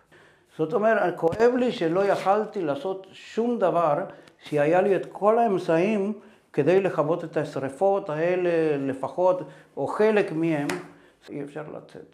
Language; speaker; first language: Hebrew; non-native, fluent; Spanish